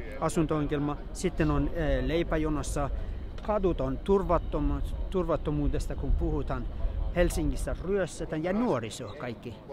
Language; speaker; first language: Finnish; non-native, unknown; Persian